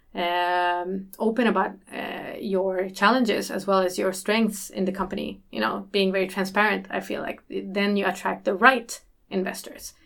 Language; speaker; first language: English; early bilingual, other home language; Swedish